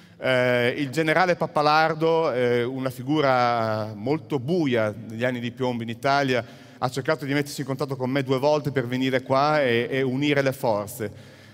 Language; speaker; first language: Italian; native; Italian